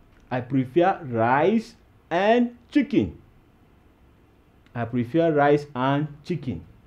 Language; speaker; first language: English; non-native, local second language; Hausa